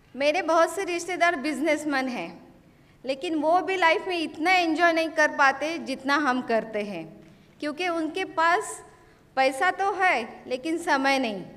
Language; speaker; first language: Hindi; non-native, local second language; Marathi